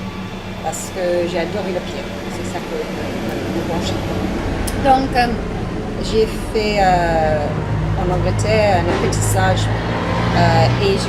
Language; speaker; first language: French; non-native, learner; English